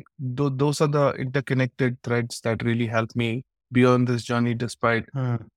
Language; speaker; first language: English; non-native, local second language; Telugu